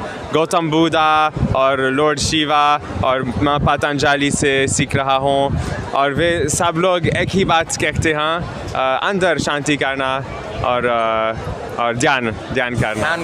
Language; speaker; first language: Hindi; non-native, learner; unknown